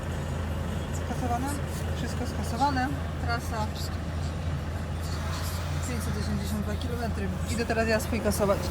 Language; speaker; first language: Polish; native; Polish